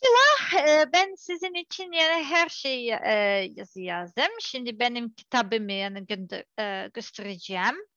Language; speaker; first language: Turkish; non-native, learner; Serbian